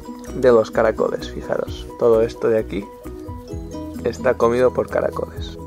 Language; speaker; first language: Spanish; native; Spanish